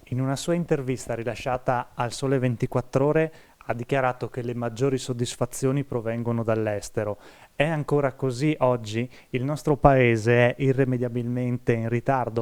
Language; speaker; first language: Italian; native; Italian